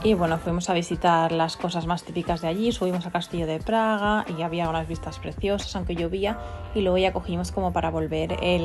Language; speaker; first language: Spanish; native; Spanish